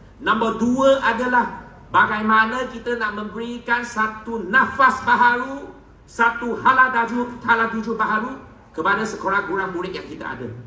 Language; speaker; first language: Malay; non-native, local second language; Chinese